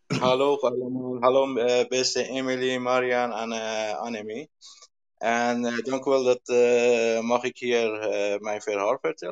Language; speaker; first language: Dutch; non-native, learner; Persian